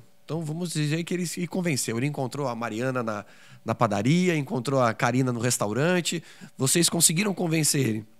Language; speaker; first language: Portuguese; native; Portuguese